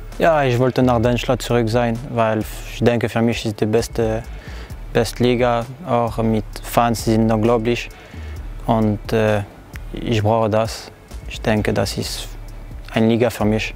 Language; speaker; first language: German; non-native, learner; French